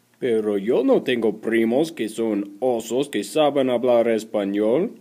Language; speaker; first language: Spanish; non-native, learner; English